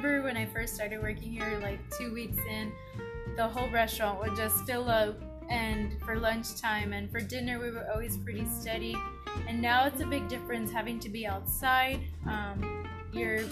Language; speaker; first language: English; native; English